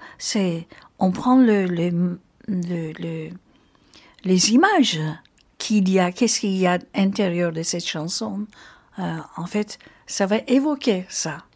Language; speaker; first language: French; non-native, fluent; Turkish